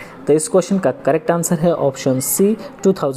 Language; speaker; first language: Hindi; native; Hindi